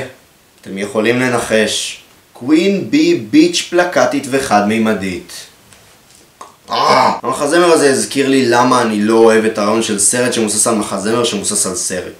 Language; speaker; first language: Hebrew; native; Hebrew